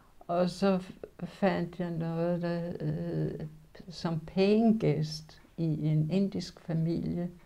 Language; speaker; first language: Danish; early bilingual, other home language; Polish